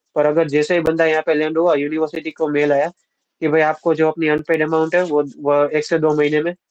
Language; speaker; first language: Hindi; non-native, local second language; Gujarati